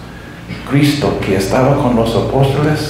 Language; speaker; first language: Spanish; non-native, fluent; English